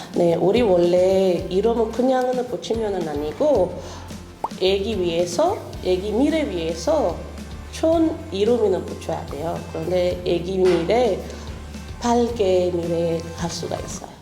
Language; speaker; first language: Korean; non-native, learner; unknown